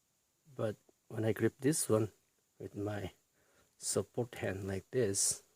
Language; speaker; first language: English; non-native, fluent; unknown